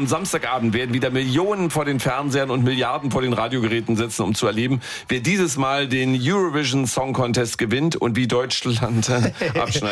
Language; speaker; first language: German; native; German